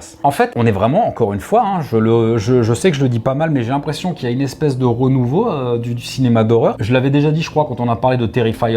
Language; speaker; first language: French; native; French